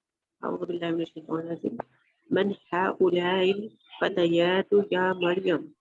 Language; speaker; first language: Arabic; non-native, learner; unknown